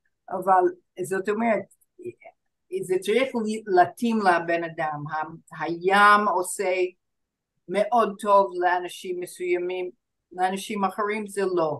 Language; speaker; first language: Hebrew; non-native, fluent; English